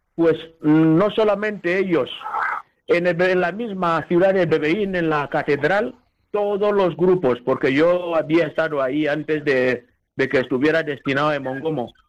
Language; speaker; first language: Spanish; non-native, local second language; Fang